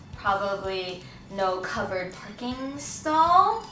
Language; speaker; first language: English; early bilingual, other home language; Japanese